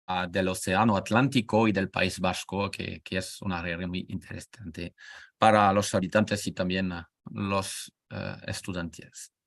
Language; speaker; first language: Spanish; non-native, learner; French